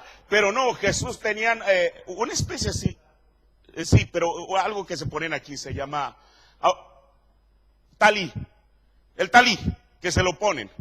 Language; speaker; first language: Spanish; native; Spanish